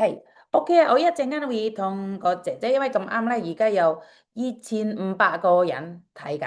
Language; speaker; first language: Cantonese; non-native, fluent; Javanese